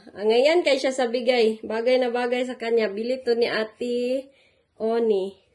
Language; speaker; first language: Filipino; non-native, local second language; Hiligaynon